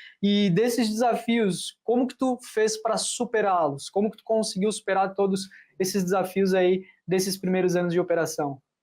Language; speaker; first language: Portuguese; native; Portuguese